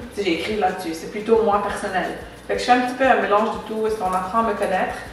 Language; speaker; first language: French; native; French